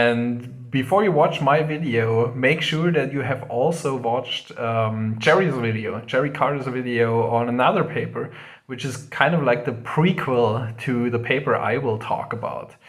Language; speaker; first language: English; non-native, fluent; German